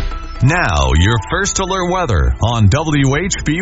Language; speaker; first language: English; native; English